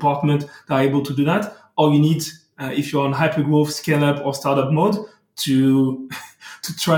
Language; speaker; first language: English; non-native, fluent; French